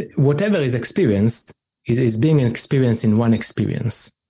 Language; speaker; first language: English; non-native, fluent; Hebrew